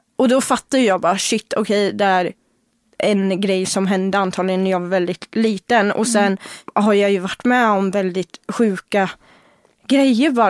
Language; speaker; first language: Swedish; native; Swedish